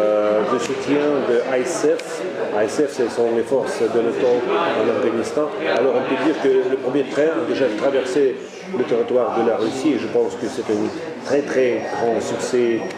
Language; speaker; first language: French; non-native, fluent; Russian